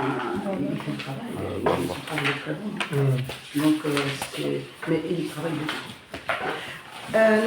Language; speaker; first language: French; native; French